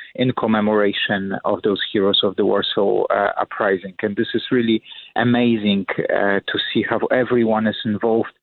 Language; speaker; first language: English; non-native, fluent; Polish